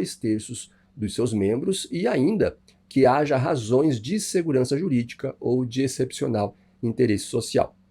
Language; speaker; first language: Portuguese; native; Portuguese